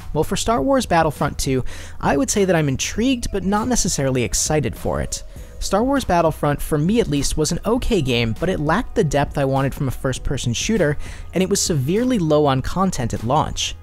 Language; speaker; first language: English; native; English